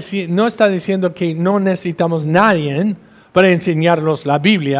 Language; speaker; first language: Spanish; non-native, fluent; English